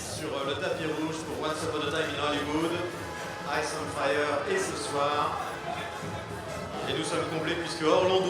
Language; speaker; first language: French; native; French